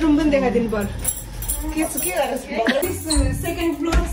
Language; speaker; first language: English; non-native, learner; Nepali